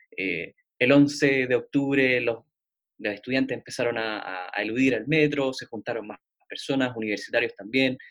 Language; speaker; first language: Spanish; native; Spanish